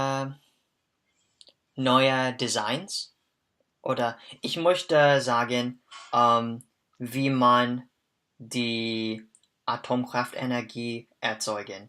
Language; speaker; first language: German; non-native, learner; English